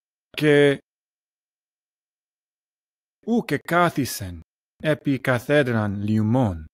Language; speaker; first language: Greek; non-native, learner; English